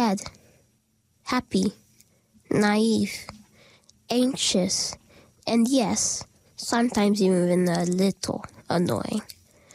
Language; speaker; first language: English; native; English